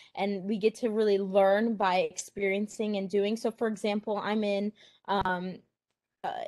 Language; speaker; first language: English; native; English